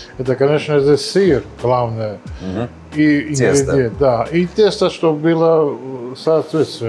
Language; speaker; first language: Russian; non-native, learner; Armenian